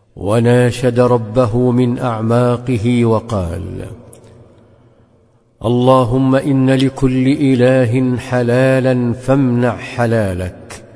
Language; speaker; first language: Arabic; native; Arabic